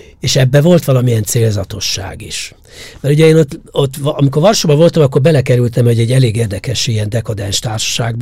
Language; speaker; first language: Hungarian; native; Hungarian